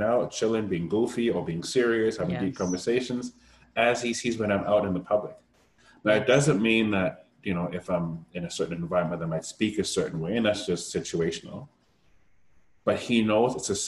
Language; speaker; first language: English; non-native, fluent; German